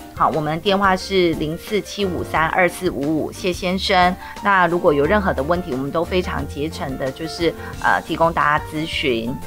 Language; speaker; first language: Chinese; native; Chinese